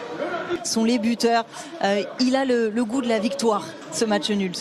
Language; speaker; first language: French; native; French